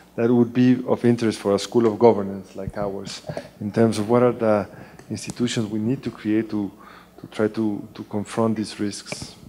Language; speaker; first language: English; non-native, fluent; Spanish